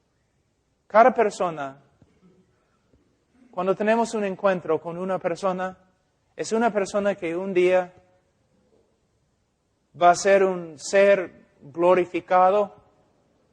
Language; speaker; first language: Spanish; non-native, fluent; English